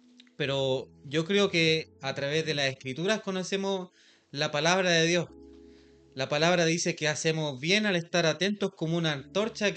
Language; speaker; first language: Spanish; native; Spanish